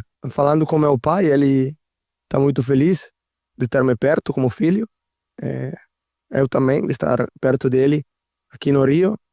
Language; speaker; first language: Portuguese; non-native, learner; Italian